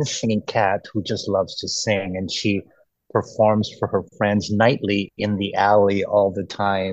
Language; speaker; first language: English; early bilingual, other home language; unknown